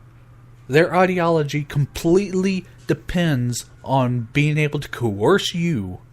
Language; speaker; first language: English; native; English